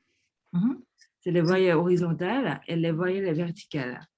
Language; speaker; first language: French; non-native, fluent; Korean